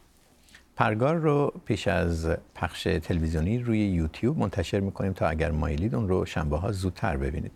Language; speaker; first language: Persian; native; Persian